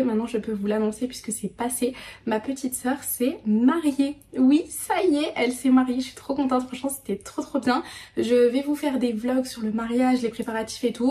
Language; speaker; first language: French; native; French